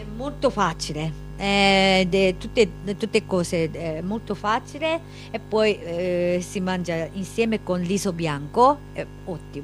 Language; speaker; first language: Italian; non-native, learner; Japanese